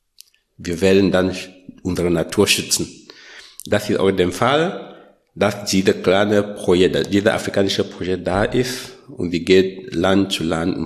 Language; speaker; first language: German; non-native, learner; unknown